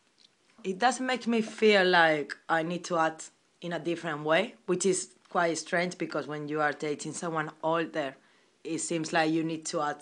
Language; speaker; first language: English; non-native, learner; Spanish